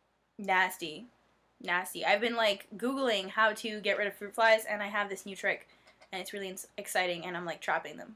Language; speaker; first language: English; native; English